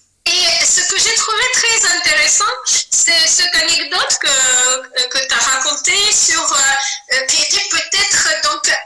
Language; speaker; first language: French; non-native, fluent; Azerbaijani